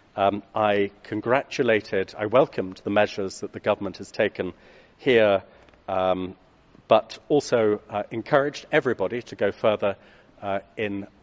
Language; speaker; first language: English; native; English